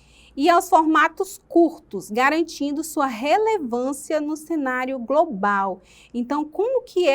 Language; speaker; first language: Portuguese; native; Portuguese